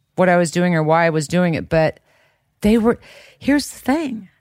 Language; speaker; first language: English; native; English